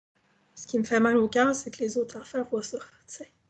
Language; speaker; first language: French; native; French